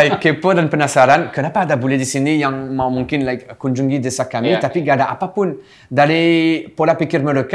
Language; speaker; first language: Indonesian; non-native, fluent; French